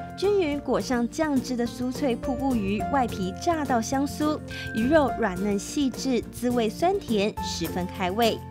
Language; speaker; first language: Chinese; native; Chinese